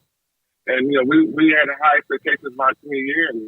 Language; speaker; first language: English; native; English